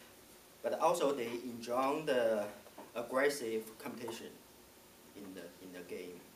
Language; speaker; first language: English; non-native, learner; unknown